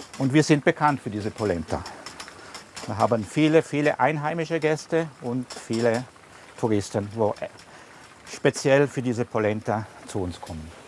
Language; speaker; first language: German; non-native, local second language; Italian